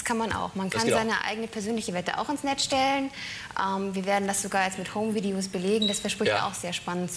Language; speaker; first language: German; native; German